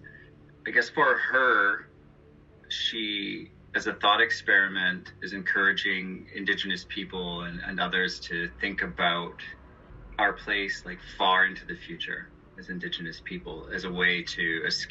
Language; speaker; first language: English; native; English